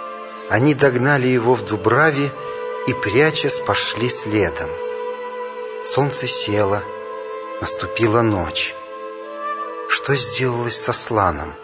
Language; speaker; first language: Russian; native; Russian